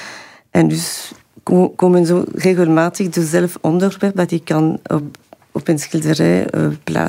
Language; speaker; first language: Dutch; non-native, local second language; French